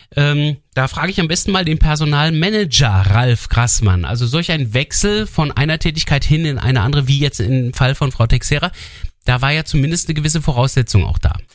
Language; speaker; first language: German; native; German